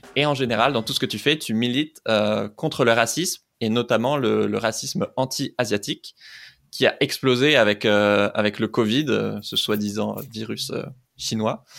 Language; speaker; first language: French; native; French